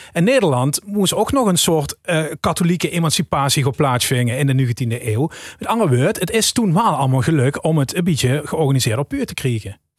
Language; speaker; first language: Dutch; native; Dutch